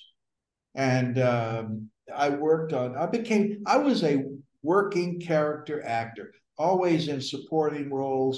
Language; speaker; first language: English; native; English